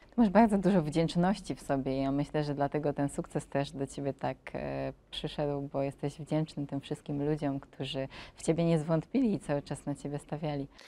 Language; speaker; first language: Polish; native; Polish